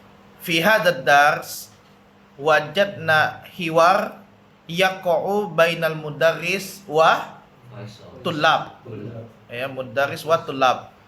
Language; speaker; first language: Arabic; non-native, fluent; Indonesian